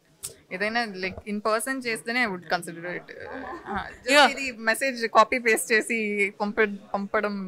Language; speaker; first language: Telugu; non-native, local second language; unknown